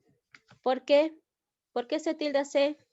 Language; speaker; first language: Spanish; native; Spanish